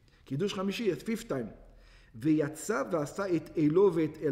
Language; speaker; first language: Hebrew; non-native, fluent; English